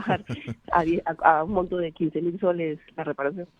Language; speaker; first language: Spanish; native; Spanish